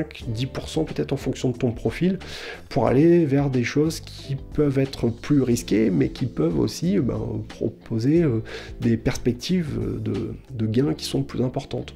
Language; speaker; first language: French; native; French